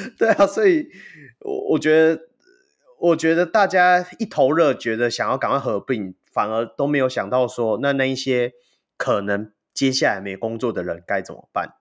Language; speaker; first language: Chinese; native; Chinese